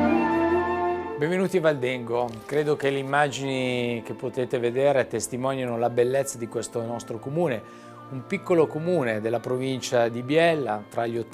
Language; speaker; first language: Italian; native; Italian